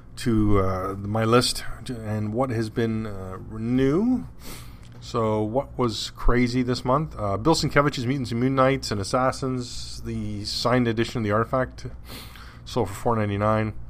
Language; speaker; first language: English; native; English